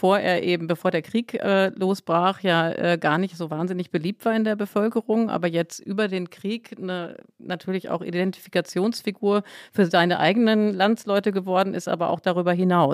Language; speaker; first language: German; native; German